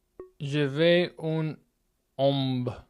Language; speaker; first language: French; non-native, learner; English